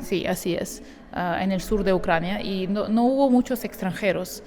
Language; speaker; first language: Spanish; non-native, fluent; Ukrainian